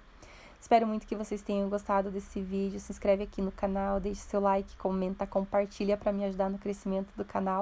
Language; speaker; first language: Portuguese; native; Portuguese